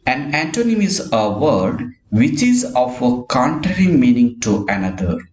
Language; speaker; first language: English; non-native, local second language; Kannada